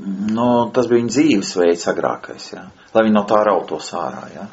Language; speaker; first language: Latvian; native; Latvian